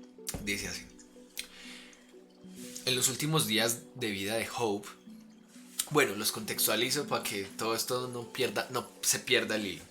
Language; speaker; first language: Spanish; native; Spanish